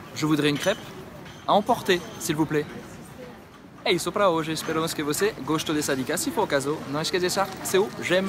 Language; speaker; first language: Portuguese; native; Portuguese